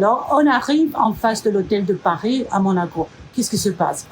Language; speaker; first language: French; non-native, fluent; Romanian